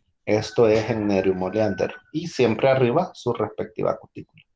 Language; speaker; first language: Spanish; native; Spanish